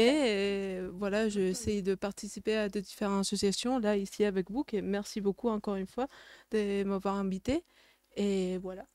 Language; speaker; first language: French; non-native, fluent; Spanish